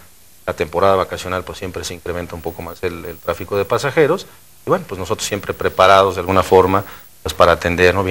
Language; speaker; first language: Spanish; native; Spanish